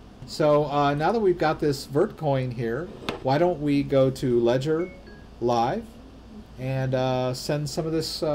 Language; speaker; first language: English; native; English